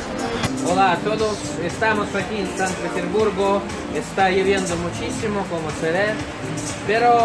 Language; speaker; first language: Spanish; non-native, fluent; Russian